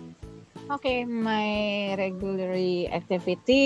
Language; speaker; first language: English; non-native, learner; Indonesian